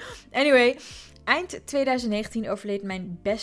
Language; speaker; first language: Dutch; native; Dutch